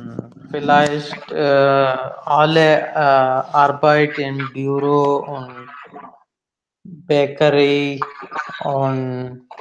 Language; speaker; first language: German; non-native, learner; Hindi